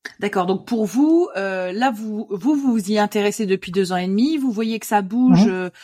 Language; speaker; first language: French; native; French